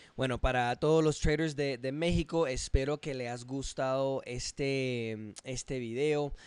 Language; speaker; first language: Spanish; early bilingual, heritage; English